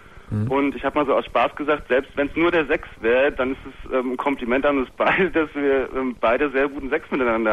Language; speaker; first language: German; native; German